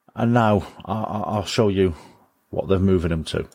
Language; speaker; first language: English; native; English